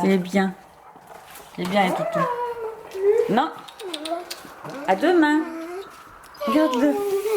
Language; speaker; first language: French; native; French